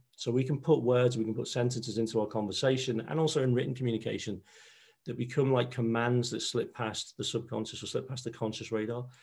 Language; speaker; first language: English; native; English